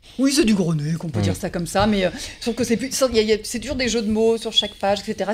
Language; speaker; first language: French; native; French